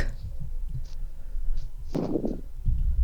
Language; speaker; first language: English; native; English